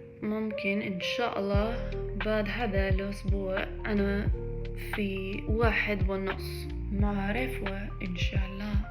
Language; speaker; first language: Arabic; non-native, learner; English